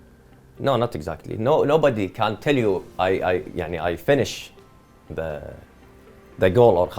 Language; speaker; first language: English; non-native, learner; Arabic